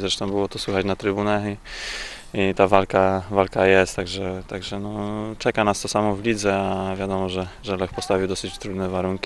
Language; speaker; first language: Polish; native; Polish